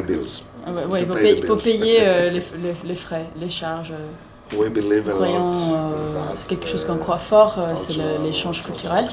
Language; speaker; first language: French; non-native, fluent; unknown